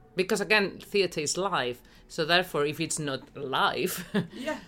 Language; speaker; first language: English; non-native, fluent; Spanish